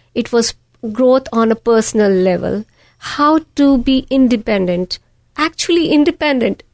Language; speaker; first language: English; non-native, local second language; Hindi